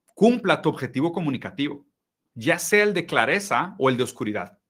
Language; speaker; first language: Spanish; early bilingual, other home language; Portuguese